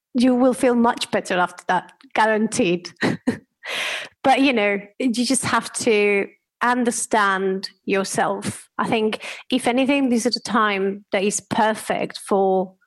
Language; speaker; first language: English; non-native, fluent; Spanish